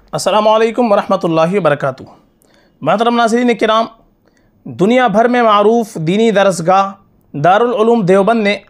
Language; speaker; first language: Urdu; native; Urdu